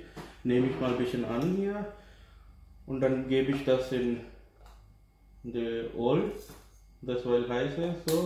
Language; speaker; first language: German; non-native, learner; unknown